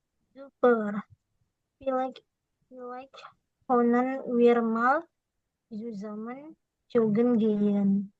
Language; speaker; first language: German; non-native, learner; Indonesian